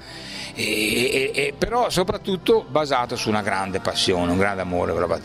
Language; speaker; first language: Italian; native; Italian